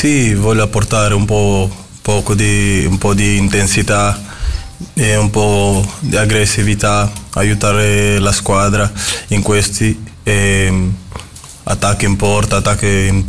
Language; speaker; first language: Italian; non-native, fluent; Portuguese